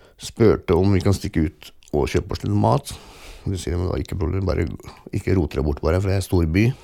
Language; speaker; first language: Norwegian; early bilingual, other home language; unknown